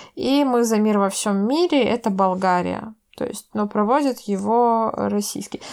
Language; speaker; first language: Russian; native; Russian